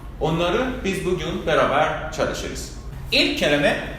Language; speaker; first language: Turkish; non-native, fluent; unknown